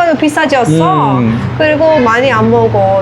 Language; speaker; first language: Korean; non-native, learner; Persian